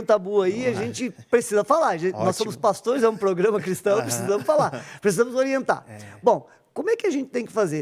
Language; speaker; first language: Portuguese; native; Portuguese